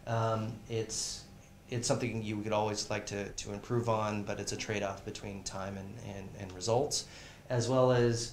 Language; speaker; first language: English; native; English